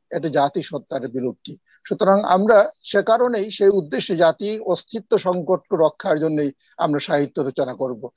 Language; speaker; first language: Bangla; non-native, local second language; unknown